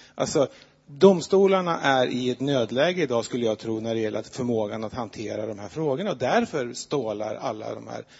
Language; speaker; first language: Swedish; native; Swedish